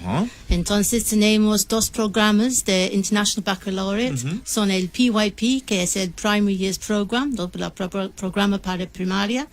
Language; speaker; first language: Spanish; non-native, learner; English